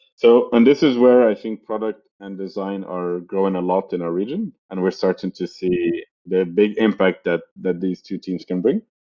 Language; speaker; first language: English; non-native, fluent; Arabic